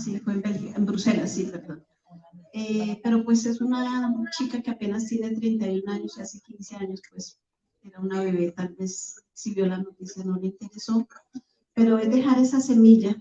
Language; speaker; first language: Spanish; native; Spanish